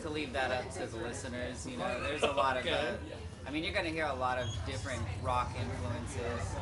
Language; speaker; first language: English; native; English